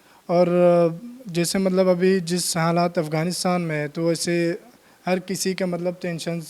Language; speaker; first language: Hindi; non-native, learner; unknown